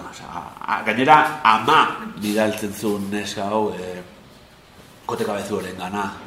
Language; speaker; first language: Basque; non-native, local second language; Spanish